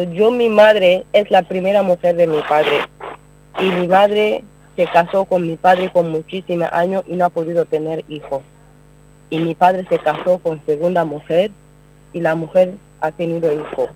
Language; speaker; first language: Spanish; non-native, learner; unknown